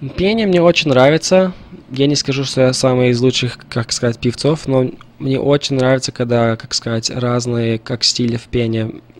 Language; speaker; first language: Russian; early bilingual, heritage; Russian